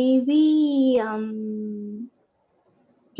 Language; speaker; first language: English; non-native, learner; Indonesian